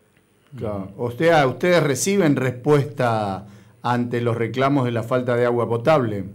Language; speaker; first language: Spanish; native; Spanish